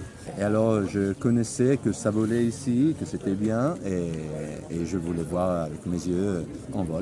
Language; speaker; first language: French; non-native, fluent; Italian